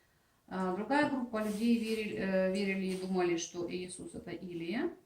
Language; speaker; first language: Russian; native; Russian